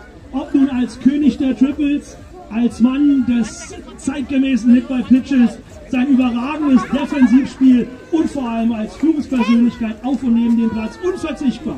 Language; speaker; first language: German; native; German